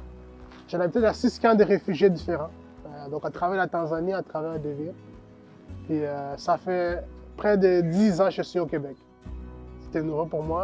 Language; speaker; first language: French; non-native, fluent; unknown